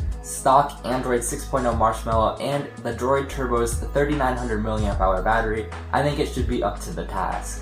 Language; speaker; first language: English; native; English